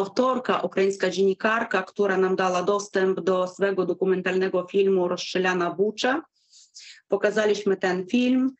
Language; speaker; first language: Polish; non-native, fluent; Ukrainian